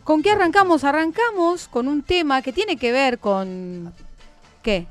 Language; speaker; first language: Spanish; native; Spanish